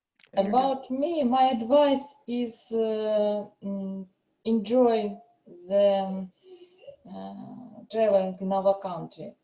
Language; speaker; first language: English; non-native, learner; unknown